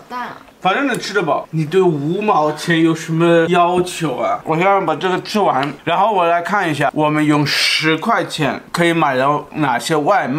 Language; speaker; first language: Chinese; non-native, fluent; German